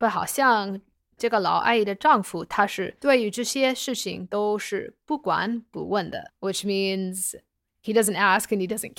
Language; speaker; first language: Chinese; non-native, fluent; English